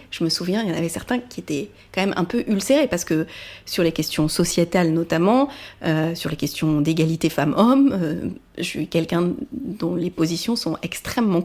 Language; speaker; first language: French; native; French